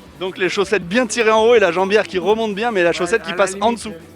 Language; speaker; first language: French; native; French